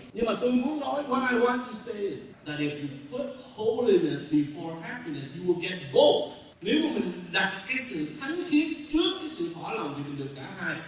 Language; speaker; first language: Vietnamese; early bilingual, heritage; Vietnamese